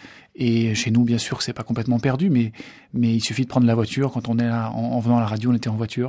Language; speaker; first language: French; native; French